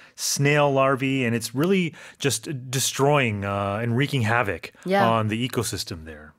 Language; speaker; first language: English; native; English